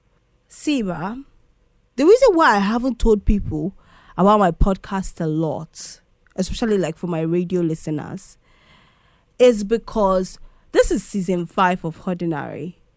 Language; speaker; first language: English; non-native, local second language; Igbo